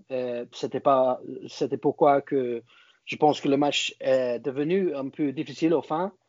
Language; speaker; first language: French; non-native, learner; English